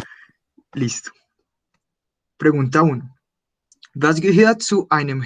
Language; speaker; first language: German; non-native, fluent; Spanish